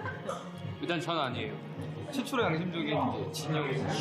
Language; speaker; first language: Korean; native; Korean